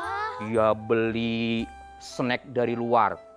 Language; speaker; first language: Indonesian; native; Indonesian